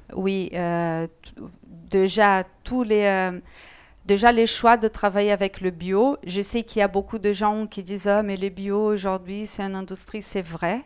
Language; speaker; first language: French; non-native, fluent; Portuguese